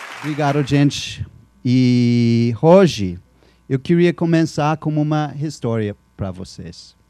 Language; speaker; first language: Portuguese; non-native, fluent; English